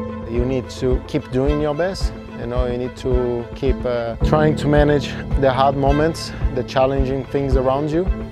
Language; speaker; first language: English; non-native, fluent; Portuguese